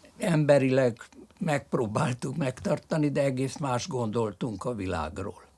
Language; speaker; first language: Hungarian; early bilingual, other home language; French